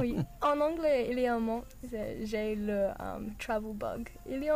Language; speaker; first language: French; non-native, learner; English